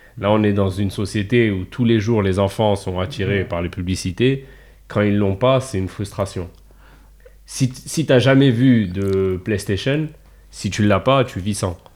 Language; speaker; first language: French; native; French